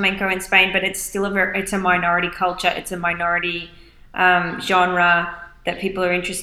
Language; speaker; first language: English; native; English